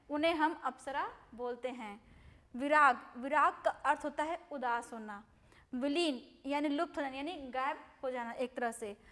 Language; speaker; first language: Hindi; non-native, local second language; Gujarati